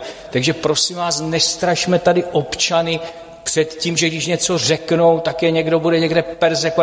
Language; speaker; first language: Czech; native; Czech